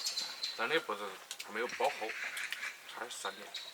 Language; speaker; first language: Chinese; native; Chinese